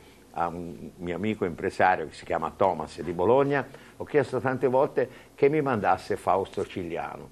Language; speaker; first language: Italian; native; Italian